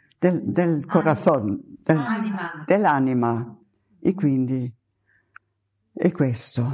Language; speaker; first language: Italian; non-native, fluent; German